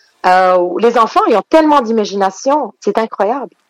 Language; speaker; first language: French; non-native, local second language; Arabic